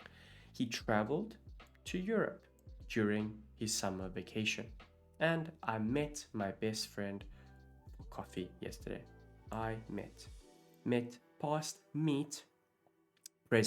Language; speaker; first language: English; non-native, fluent; Italian